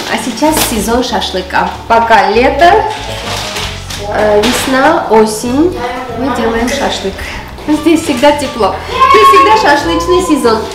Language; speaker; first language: Russian; non-native, fluent; Armenian